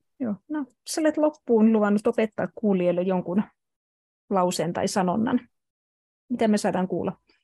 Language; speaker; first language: Finnish; native; Finnish